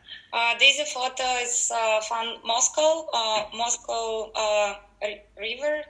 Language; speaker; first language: Dutch; non-native, learner; Russian